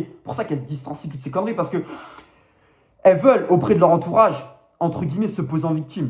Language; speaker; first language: French; native; French